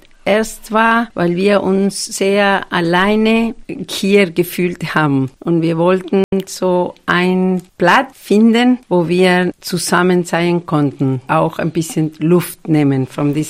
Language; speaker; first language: German; non-native, fluent; Spanish